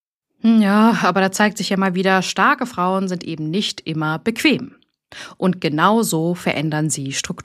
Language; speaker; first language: German; native; German